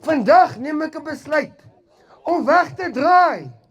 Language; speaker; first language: Afrikaans; non-native, local second language; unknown